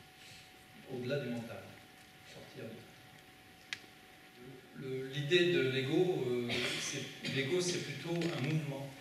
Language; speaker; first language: French; native; French